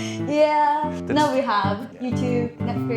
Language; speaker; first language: English; non-native, fluent; Japanese